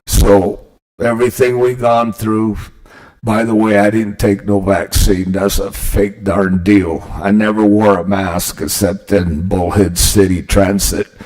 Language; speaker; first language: English; early bilingual, other home language; Spanish